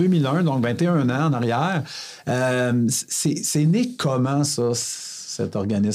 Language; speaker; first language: French; native; French